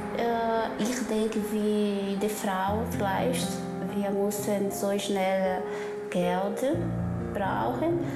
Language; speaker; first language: German; non-native, learner; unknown